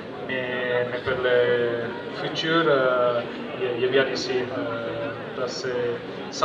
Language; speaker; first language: French; non-native, fluent; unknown